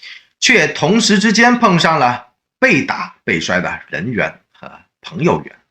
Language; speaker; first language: Chinese; native; Chinese